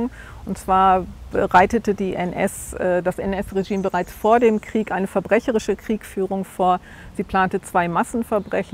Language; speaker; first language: German; native; German